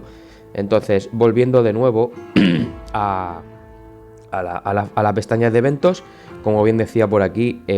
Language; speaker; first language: Spanish; native; Spanish